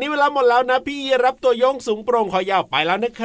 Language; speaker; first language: Thai; native; Thai